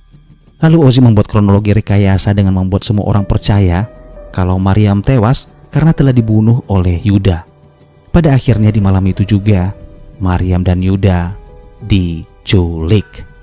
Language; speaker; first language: Indonesian; native; Indonesian